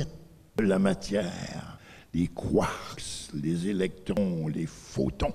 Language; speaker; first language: French; native; French